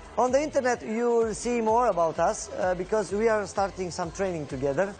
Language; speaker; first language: English; non-native, fluent; Romanian